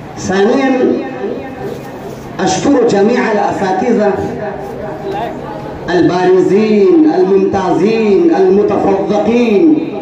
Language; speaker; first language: Arabic; non-native, fluent; Urdu